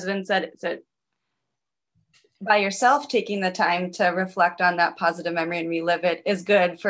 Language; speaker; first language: English; native; English